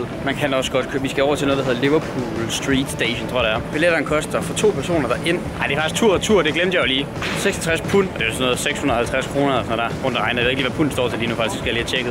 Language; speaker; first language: Danish; native; Danish